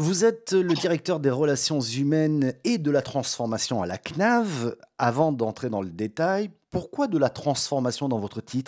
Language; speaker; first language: French; native; French